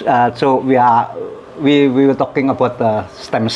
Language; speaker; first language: English; non-native, learner; Indonesian